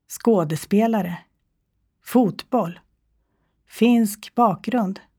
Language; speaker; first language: Swedish; native; Swedish